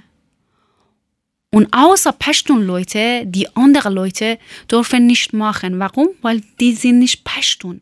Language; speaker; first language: German; non-native, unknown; Persian